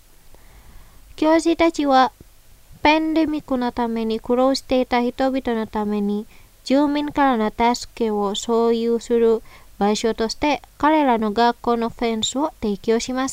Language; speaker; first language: Japanese; non-native, fluent; Indonesian